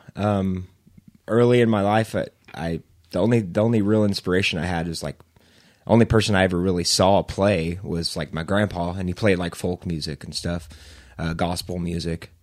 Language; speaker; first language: English; native; English